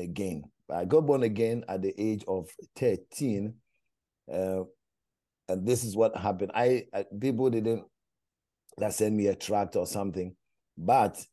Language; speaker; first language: English; non-native, local second language; Akan